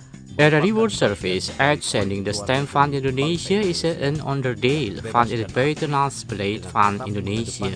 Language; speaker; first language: Dutch; non-native, learner; Indonesian